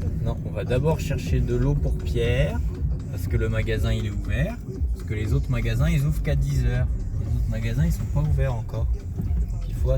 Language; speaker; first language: French; native; French